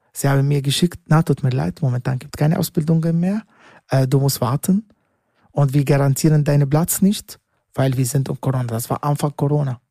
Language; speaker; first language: German; non-native, learner; Arabic